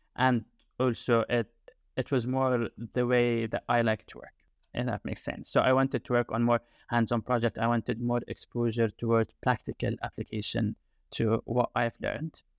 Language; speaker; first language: English; non-native, fluent; Arabic